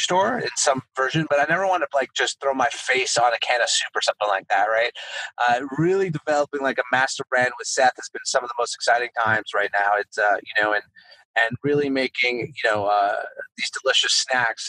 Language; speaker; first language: English; native; English